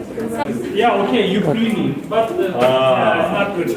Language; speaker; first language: English; non-native, fluent; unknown